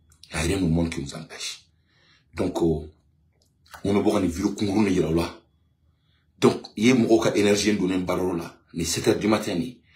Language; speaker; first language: French; non-native, local second language; Bambara